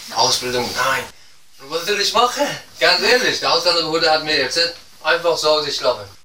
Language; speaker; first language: German; non-native, learner; Persian